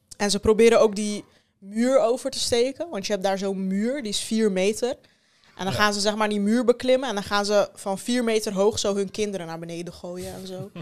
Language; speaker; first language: Dutch; early bilingual, other home language; Turkish